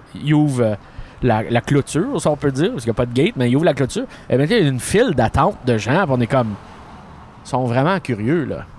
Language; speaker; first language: French; native; French